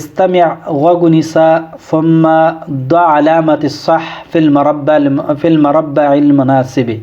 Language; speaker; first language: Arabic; non-native, fluent; Pashto